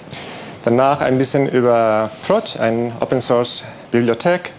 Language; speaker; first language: German; non-native, learner; Spanish